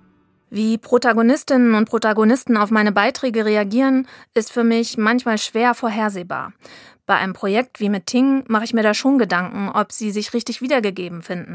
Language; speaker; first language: German; native; German